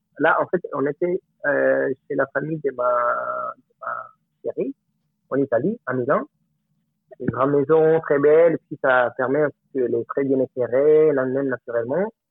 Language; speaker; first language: French; non-native, fluent; Spanish